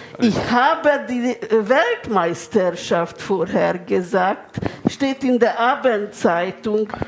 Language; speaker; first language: German; non-native, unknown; Hungarian